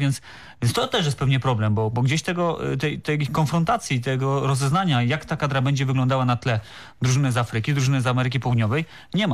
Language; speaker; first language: Polish; native; Polish